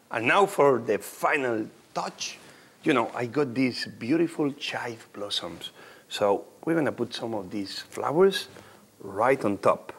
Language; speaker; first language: English; non-native, fluent; Spanish